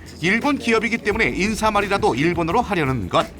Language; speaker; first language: Korean; native; Korean